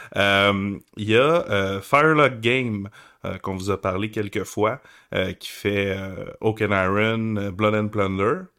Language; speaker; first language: French; native; French